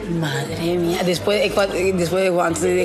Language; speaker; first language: Spanish; non-native, fluent; Italian